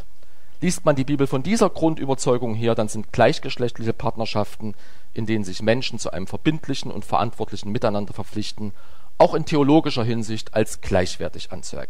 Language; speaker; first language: German; native; German